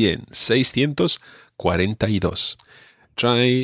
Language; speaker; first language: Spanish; non-native, fluent; English